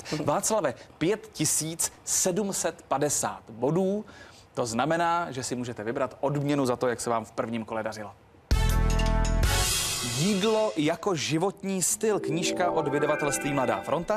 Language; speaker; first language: Czech; native; Czech